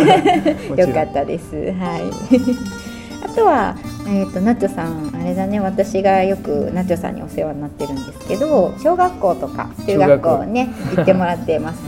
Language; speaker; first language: Japanese; native; Japanese